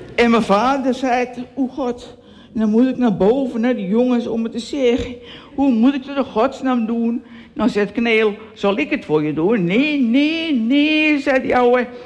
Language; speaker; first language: Dutch; native; Dutch